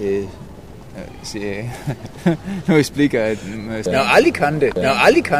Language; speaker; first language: Danish; native; Danish